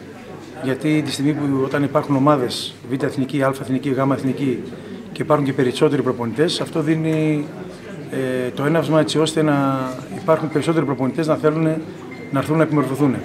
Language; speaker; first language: Greek; native; Greek